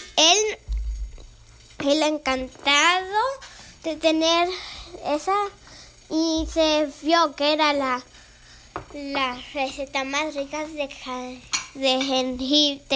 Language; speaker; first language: Spanish; early bilingual, heritage; Spanish